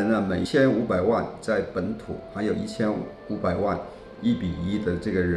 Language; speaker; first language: Chinese; non-native, local second language; Min Nan Chinese